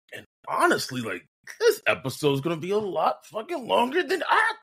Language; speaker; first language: English; native; English